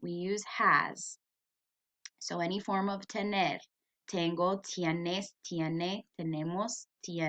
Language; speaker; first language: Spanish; non-native, fluent; English